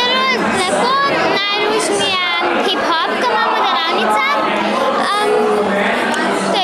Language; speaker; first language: Slovenian; non-native, learner; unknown